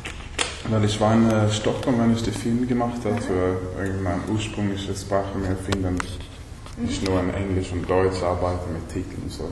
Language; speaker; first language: German; non-native, learner; Swedish